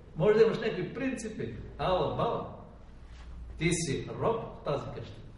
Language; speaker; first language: Bulgarian; native; Bulgarian